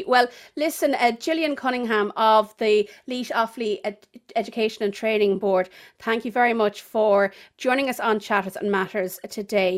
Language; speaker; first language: English; native; English